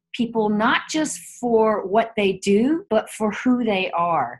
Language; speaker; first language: English; native; English